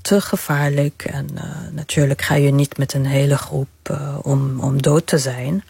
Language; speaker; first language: Dutch; non-native, fluent; Arabic